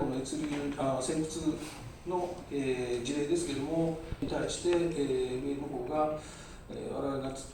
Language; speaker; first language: Japanese; native; Japanese